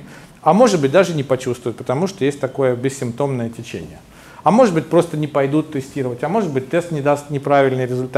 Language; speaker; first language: Russian; native; Russian